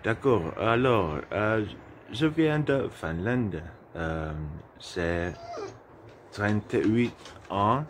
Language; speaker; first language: French; non-native, learner; Finnish